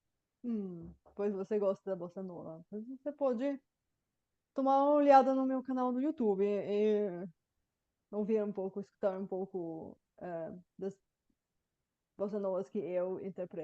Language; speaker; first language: Portuguese; non-native, fluent; Bulgarian